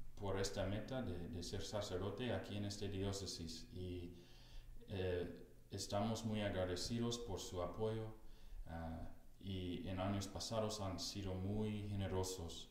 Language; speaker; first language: Spanish; non-native, fluent; English